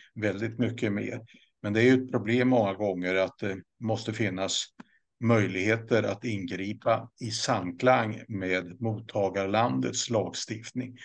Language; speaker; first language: Swedish; native; Swedish